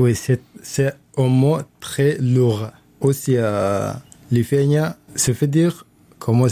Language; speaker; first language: French; non-native, learner; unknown